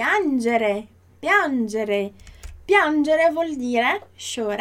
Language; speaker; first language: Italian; non-native, fluent; Portuguese